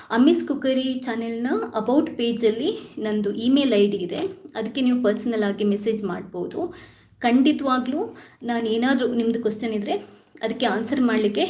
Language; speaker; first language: Kannada; non-native, local second language; Tulu